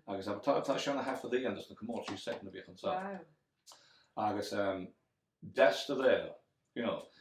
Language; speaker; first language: Irish; native; Irish